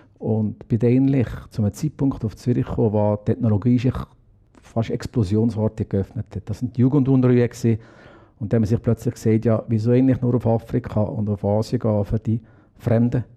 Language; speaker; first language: German; native; German